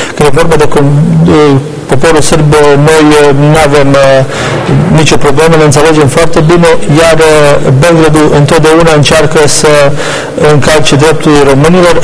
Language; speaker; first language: Romanian; early bilingual, heritage; Romanian